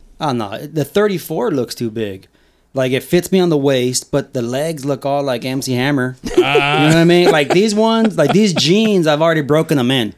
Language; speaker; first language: English; early bilingual, other home language; Spanish